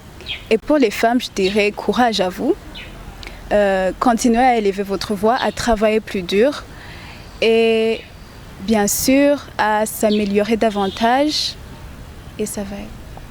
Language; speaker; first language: French; non-native, local second language; Rundi